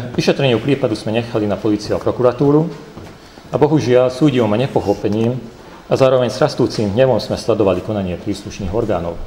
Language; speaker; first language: Slovak; non-native, local second language; Hungarian